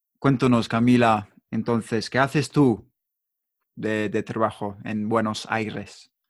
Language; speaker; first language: Spanish; non-native, learner; English